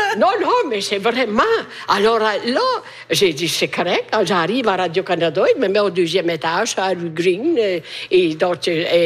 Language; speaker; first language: French; non-native, fluent; Italian